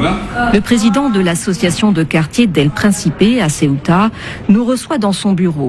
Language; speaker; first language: French; native; French